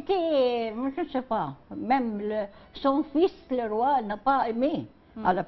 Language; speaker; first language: French; non-native, learner; Arabic